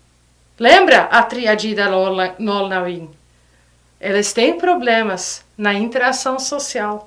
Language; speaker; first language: Portuguese; non-native, fluent; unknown